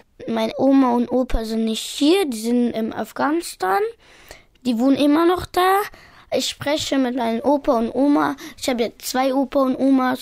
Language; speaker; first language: German; early bilingual, other home language; Pashto